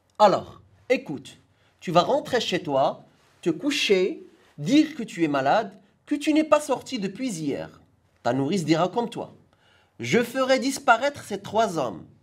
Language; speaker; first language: French; non-native, local second language; Arabic